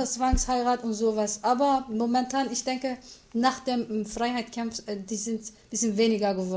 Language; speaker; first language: German; non-native, learner; Kurdish